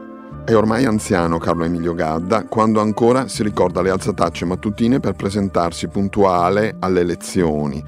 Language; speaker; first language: Italian; native; Italian